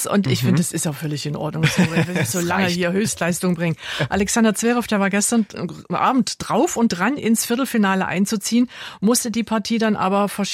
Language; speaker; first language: German; native; German